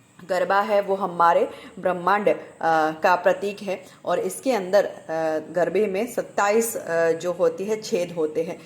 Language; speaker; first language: Hindi; non-native, local second language; Gujarati